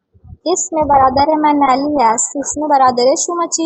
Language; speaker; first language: Persian; non-native, learner; Urdu